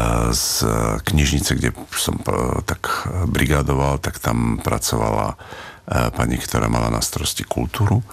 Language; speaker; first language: Slovak; native; Slovak